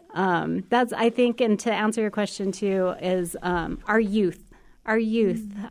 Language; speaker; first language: English; native; English